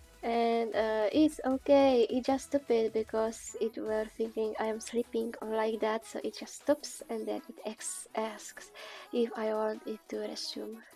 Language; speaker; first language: English; non-native, learner; Czech